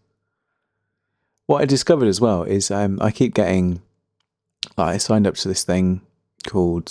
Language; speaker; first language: English; native; English